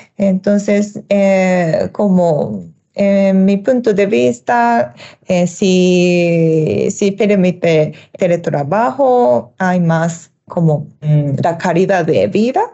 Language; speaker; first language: Spanish; non-native, learner; Japanese